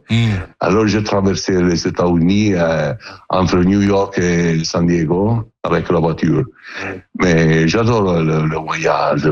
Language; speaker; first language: French; non-native, learner; Italian